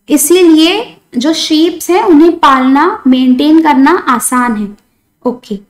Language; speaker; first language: Hindi; non-native, local second language; Marathi